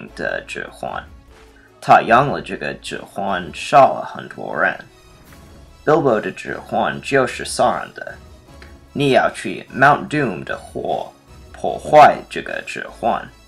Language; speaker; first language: Chinese; non-native, learner; English